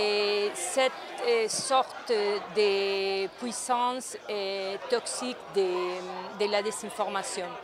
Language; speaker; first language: French; non-native, fluent; Spanish